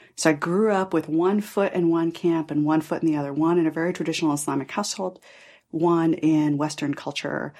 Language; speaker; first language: English; early bilingual, other home language; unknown